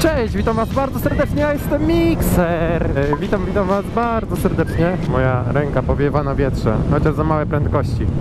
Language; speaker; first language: Polish; native; Polish